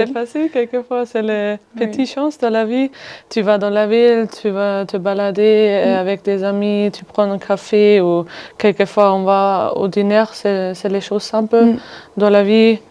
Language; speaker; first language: French; non-native, fluent; German